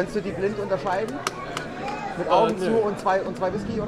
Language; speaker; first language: German; native; German